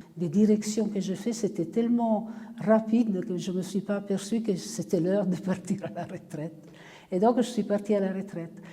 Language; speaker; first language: French; non-native, fluent; Italian